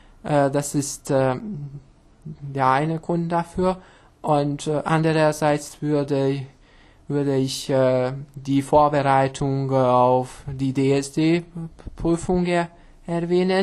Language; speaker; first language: German; non-native, local second language; Hungarian